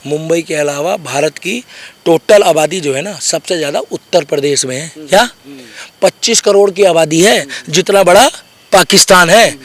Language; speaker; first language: Hindi; native; Hindi